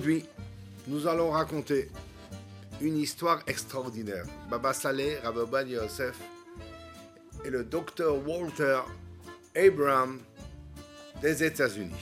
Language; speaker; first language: French; native; French